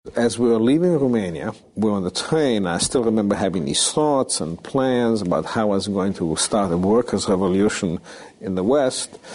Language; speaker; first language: English; early bilingual, other home language; Romanian